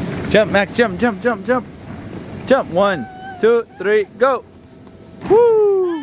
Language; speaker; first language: English; early bilingual, other home language; Spanish